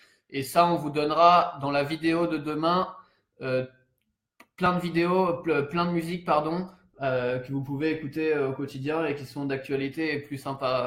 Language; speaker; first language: French; native; French